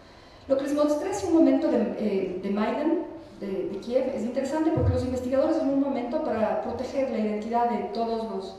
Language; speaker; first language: Spanish; native; Spanish